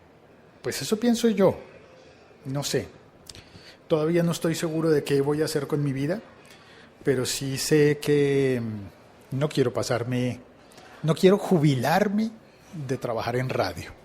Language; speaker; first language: Spanish; native; Spanish